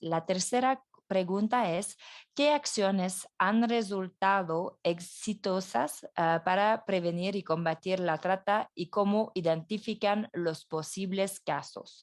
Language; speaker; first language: Spanish; non-native, fluent; French